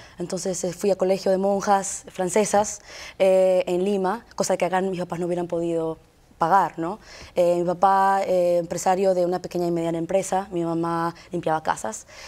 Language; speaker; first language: Spanish; early bilingual, heritage; Spanish